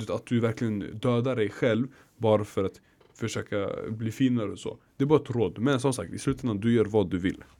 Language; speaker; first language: Swedish; early bilingual, other home language; Arabic